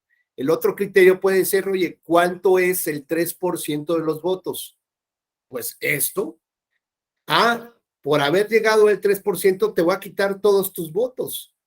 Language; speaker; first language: Spanish; native; Spanish